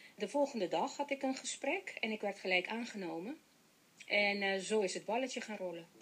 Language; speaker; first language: Dutch; non-native, local second language; Papiamento